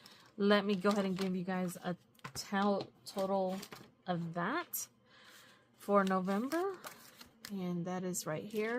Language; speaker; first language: English; native; English